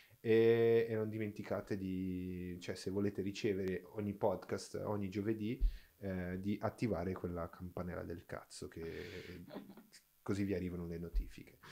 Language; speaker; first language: Italian; non-native, fluent; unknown